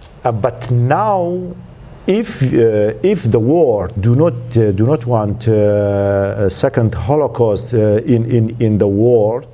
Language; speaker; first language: English; non-native, learner; Central Kurdish